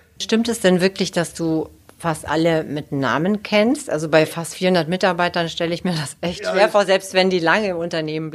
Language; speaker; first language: German; native; German